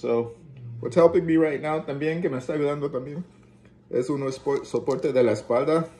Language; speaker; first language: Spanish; early bilingual, heritage; Spanish